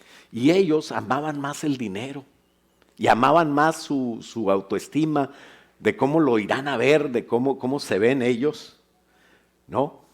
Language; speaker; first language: Spanish; native; Spanish